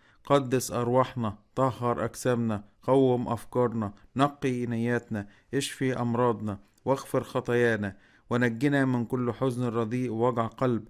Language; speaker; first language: Arabic; native; Arabic